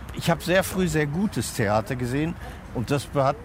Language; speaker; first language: German; native; German